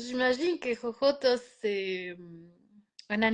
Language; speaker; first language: French; non-native, learner; Spanish